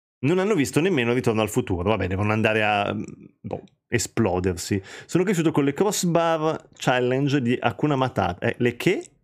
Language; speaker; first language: Italian; native; Italian